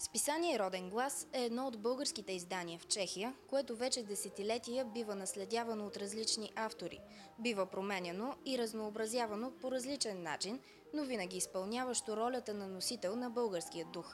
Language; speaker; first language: Bulgarian; native; Bulgarian